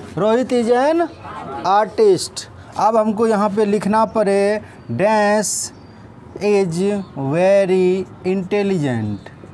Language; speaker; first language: Hindi; native; Hindi